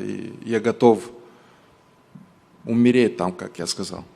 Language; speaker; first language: Russian; non-native, local second language; Romanian